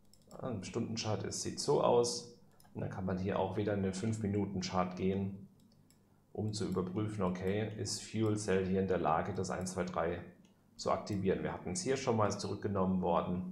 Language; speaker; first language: German; native; German